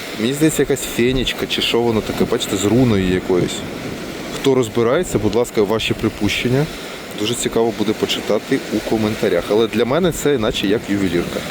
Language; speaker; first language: Ukrainian; non-native, local second language; Russian